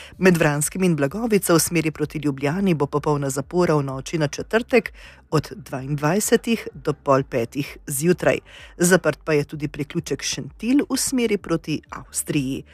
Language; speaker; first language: Slovenian; native; Slovenian